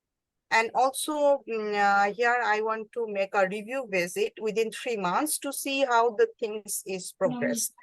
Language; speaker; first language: English; non-native, learner; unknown